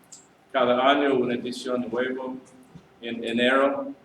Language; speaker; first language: Spanish; non-native, learner; English